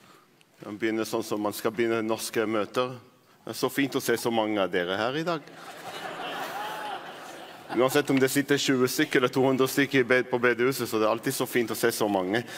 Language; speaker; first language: Norwegian; non-native, fluent; Arabic